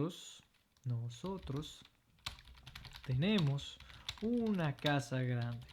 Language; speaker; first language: Spanish; non-native, fluent; French